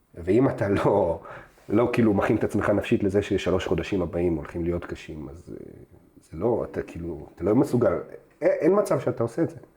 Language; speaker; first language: Hebrew; early bilingual, other home language; Russian